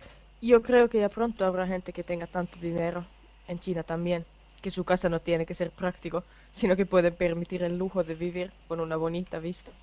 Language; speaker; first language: Spanish; non-native, fluent; Finnish